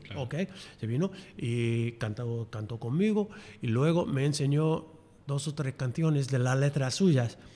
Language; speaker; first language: Spanish; non-native, fluent; English